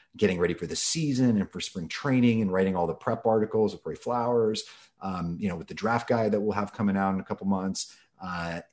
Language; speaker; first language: English; native; English